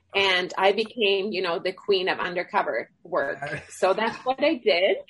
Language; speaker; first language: English; early bilingual, other home language; Swedish